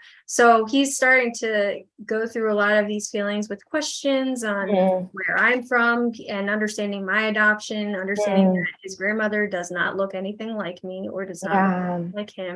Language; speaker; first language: English; native; English